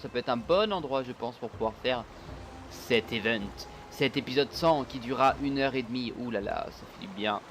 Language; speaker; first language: French; native; French